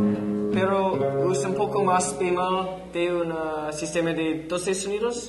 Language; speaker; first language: Spanish; non-native, learner; English